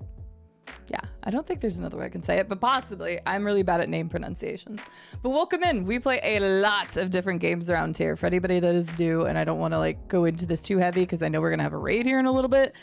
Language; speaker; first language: English; native; English